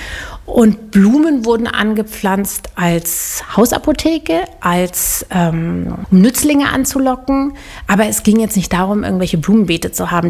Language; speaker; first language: German; native; German